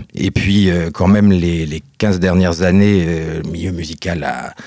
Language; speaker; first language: French; native; French